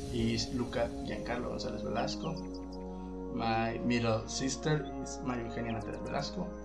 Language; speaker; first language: English; non-native, learner; Spanish